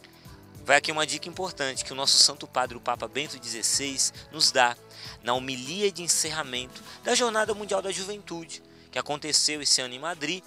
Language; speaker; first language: Portuguese; native; Portuguese